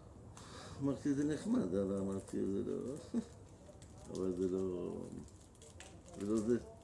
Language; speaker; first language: Hebrew; non-native, fluent; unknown